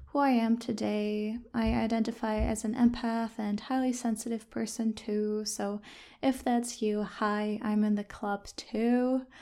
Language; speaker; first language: English; non-native, fluent; German